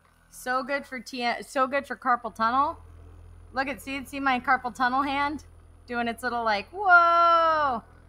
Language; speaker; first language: English; native; English